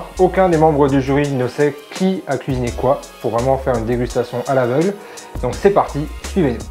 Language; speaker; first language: French; native; French